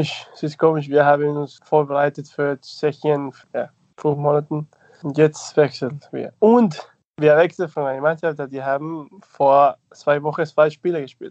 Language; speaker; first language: German; non-native, fluent; Spanish